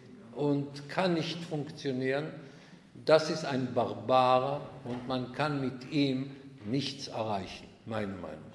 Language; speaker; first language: German; non-native, fluent; Hebrew